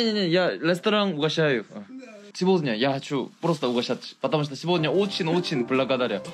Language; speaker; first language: Russian; non-native, learner; Korean